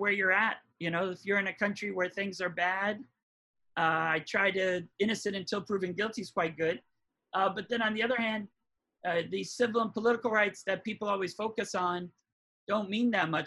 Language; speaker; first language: English; native; English